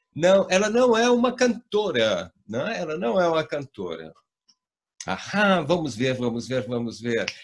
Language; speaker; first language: Portuguese; native; Portuguese